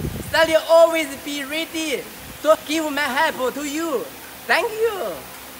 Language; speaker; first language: English; non-native, learner; Chinese